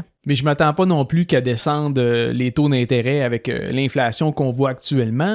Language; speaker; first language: French; native; French